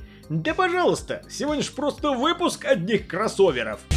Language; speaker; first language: Russian; native; Russian